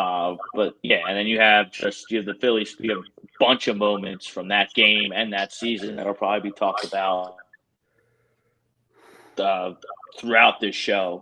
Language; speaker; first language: English; native; English